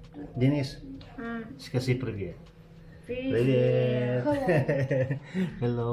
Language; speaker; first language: Russian; non-native, learner; Filipino